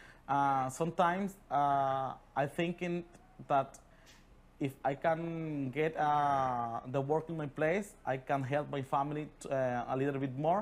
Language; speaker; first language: English; non-native, learner; Spanish